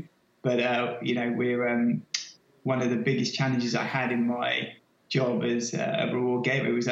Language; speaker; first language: English; native; English